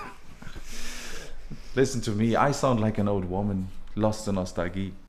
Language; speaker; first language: English; non-native, fluent; German